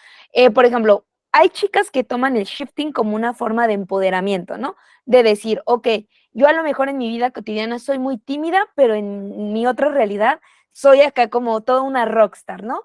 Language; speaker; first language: Spanish; native; Spanish